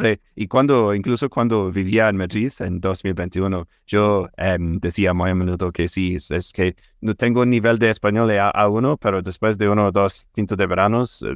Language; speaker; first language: Spanish; non-native, fluent; English